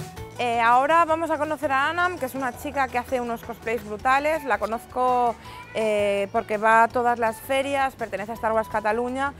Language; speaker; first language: Spanish; native; Spanish